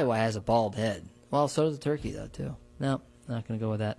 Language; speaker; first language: English; native; English